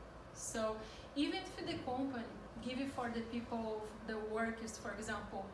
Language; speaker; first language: English; non-native, learner; Portuguese